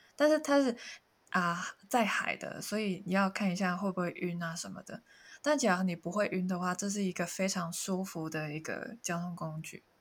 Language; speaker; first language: Chinese; non-native, local second language; Cantonese